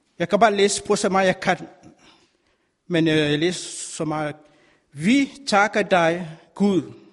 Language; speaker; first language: Danish; non-native, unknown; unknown